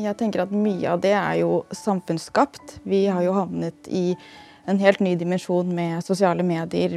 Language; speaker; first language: Norwegian; native; Norwegian